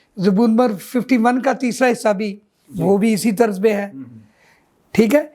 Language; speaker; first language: Urdu; non-native, local second language; Punjabi